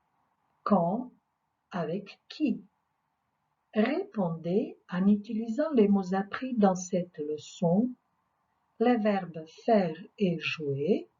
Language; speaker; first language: French; non-native, fluent; Croatian